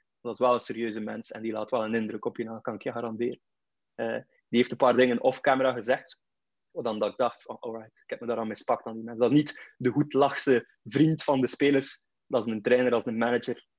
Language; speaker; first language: Dutch; native; Dutch